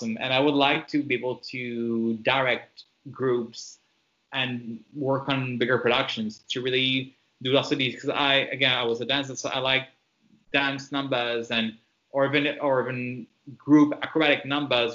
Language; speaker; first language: English; non-native, fluent; French